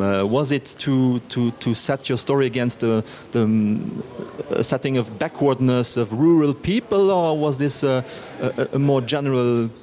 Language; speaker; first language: English; non-native, fluent; Luxembourgish